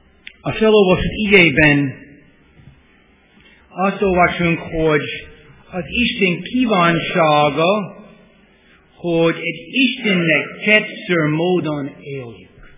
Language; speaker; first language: Hungarian; non-native, fluent; English